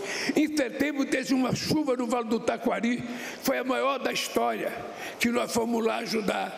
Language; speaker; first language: Portuguese; native; Portuguese